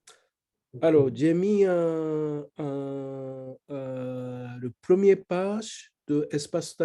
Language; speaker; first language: French; non-native, learner; Japanese